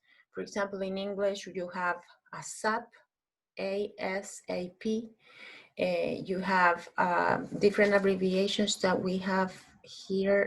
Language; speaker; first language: English; non-native, fluent; Spanish